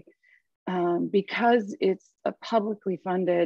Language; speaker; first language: English; native; English